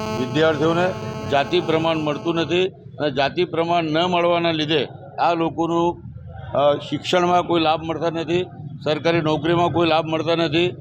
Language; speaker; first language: Gujarati; non-native, local second language; Marathi